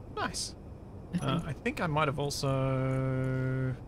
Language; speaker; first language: English; native; English